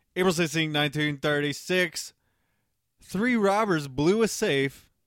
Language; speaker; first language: English; early bilingual, other home language; Spanish